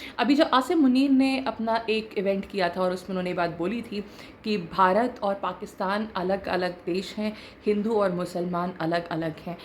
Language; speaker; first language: Hindi; native; Hindi